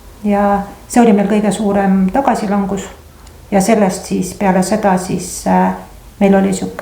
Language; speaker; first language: Estonian; native; Estonian